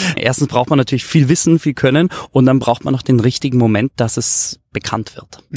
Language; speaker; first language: German; native; German